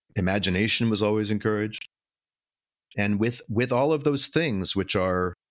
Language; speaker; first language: English; native; English